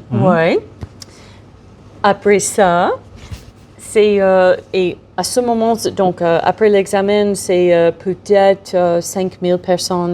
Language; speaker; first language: French; non-native, fluent; English